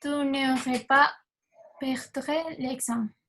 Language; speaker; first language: French; non-native, learner; Spanish